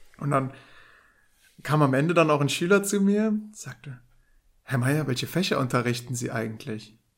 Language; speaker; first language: German; native; German